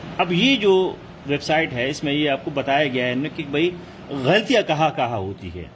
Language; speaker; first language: Urdu; non-native, local second language; Pashto